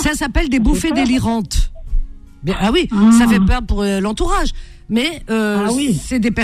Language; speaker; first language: French; native; French